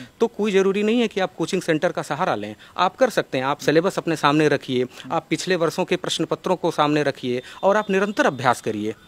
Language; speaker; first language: Hindi; native; Hindi